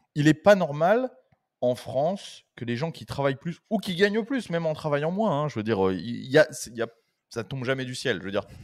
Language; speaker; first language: French; native; French